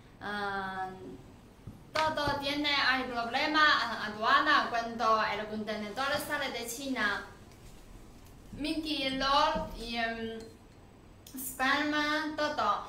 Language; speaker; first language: Spanish; non-native, learner; Chinese